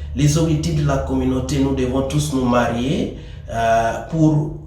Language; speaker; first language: French; non-native, local second language; Swahili